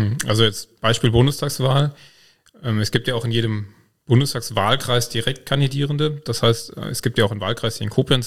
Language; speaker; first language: German; native; German